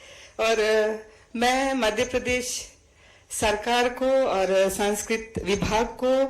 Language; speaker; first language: Hindi; non-native, fluent; Sinhala